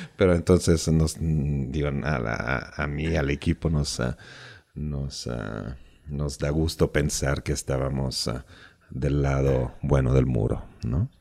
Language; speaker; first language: Spanish; non-native, fluent; Italian